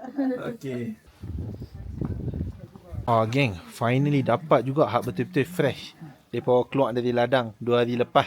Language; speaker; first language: Malay; native; Malay